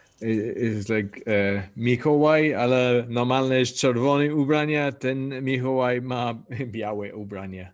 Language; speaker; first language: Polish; non-native, learner; English